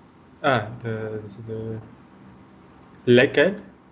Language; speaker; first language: French; non-native, fluent; Vietnamese